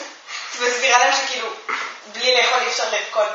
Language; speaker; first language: Hebrew; native; Hebrew